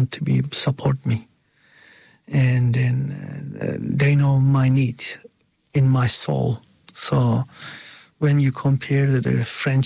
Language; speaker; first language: English; non-native, fluent; Turkish